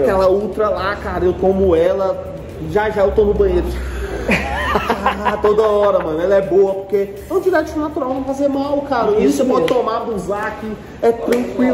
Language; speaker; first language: Portuguese; native; Portuguese